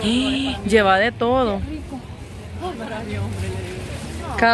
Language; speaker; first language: Spanish; native; Spanish